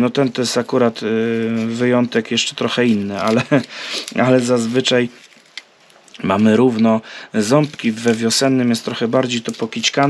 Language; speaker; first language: Polish; native; Polish